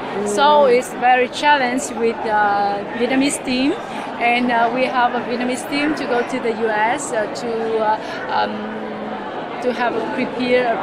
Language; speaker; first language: English; non-native, learner; Vietnamese